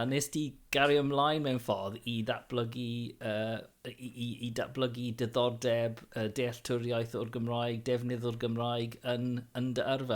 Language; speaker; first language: Welsh; non-native, local second language; English